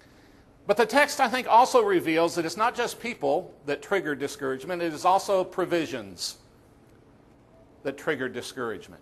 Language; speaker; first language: English; native; English